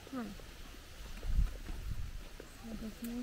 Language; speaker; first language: Japanese; non-native, learner; Indonesian